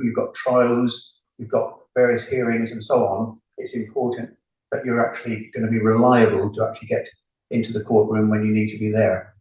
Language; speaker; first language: English; native; English